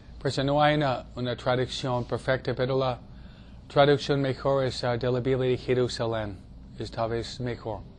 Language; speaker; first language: Spanish; non-native, fluent; English